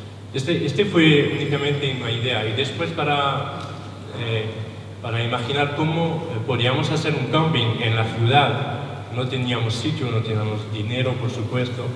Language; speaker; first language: Spanish; non-native, learner; French